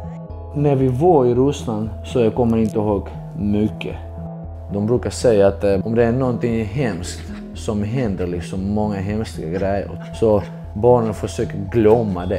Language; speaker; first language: Swedish; early bilingual, other home language; Georgian